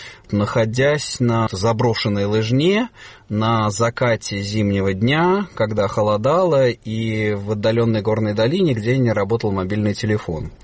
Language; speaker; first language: Russian; native; Russian